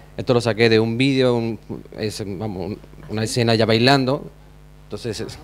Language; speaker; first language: Spanish; native; Spanish